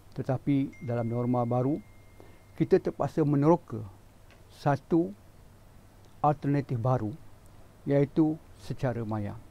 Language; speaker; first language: Malay; native; Malay